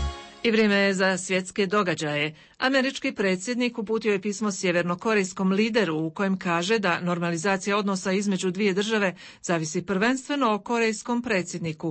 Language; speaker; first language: Croatian; native; Croatian